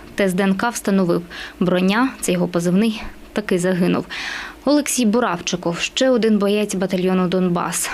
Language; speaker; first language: Ukrainian; native; Ukrainian